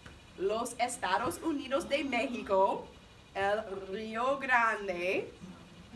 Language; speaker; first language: Spanish; non-native, fluent; English